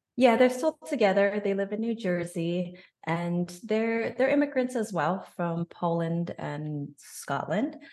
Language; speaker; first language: English; native; English